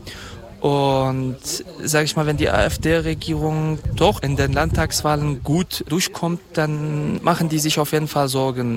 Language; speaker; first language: German; non-native, fluent; Kurdish